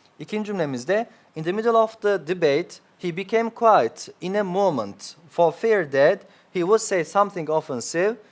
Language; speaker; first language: English; non-native, fluent; Turkish